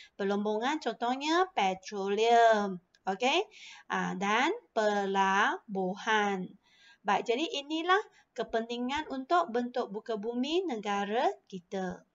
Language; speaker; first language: Malay; non-native, local second language; Chinese